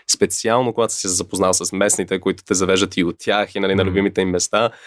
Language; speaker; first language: Bulgarian; early bilingual, other home language; English